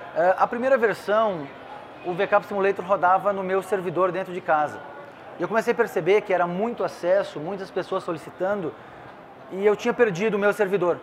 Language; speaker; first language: Portuguese; native; Portuguese